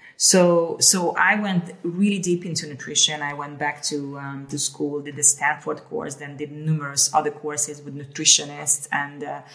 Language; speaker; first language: English; early bilingual, other home language; Hungarian